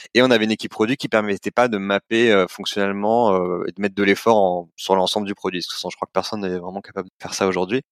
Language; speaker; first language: French; native; French